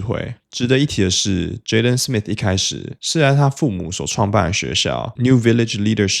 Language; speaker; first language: Chinese; native; Chinese